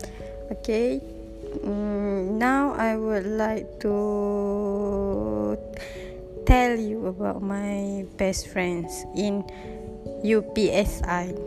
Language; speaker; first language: English; non-native, learner; Malay